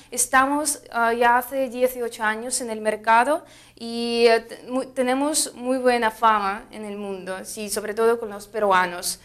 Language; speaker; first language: Spanish; non-native, fluent; Russian